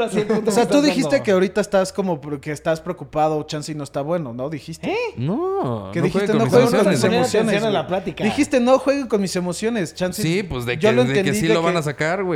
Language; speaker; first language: Spanish; native; Spanish